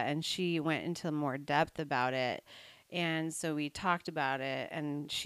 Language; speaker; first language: English; native; English